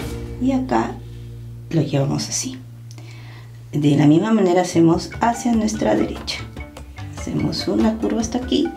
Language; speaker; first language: Spanish; native; Spanish